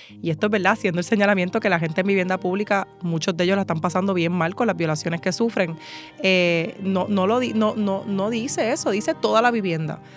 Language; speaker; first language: Spanish; native; Spanish